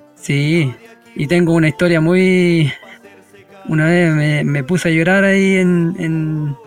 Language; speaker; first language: Spanish; native; Spanish